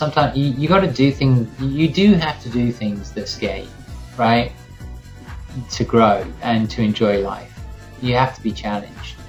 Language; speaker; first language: English; native; English